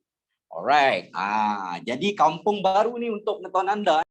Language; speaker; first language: Malay; native; Malay